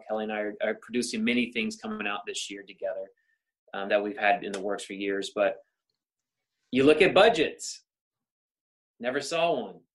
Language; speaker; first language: English; native; English